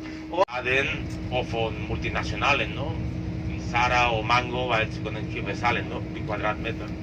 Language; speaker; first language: German; non-native, learner; Catalan